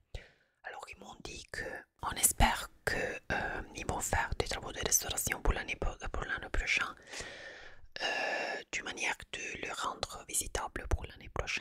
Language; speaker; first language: French; non-native, fluent; Italian